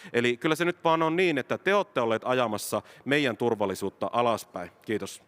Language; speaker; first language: Finnish; native; Finnish